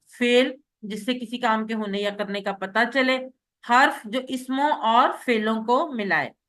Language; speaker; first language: Urdu; native; Urdu